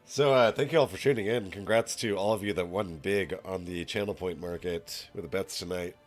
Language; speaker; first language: English; native; English